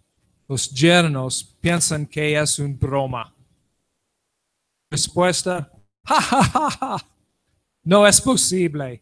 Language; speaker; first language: Spanish; non-native, learner; English